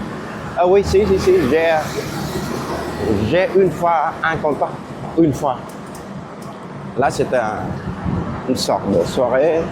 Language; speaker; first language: French; non-native, fluent; Vietnamese